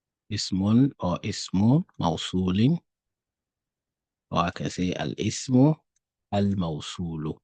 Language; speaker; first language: Arabic; non-native, fluent; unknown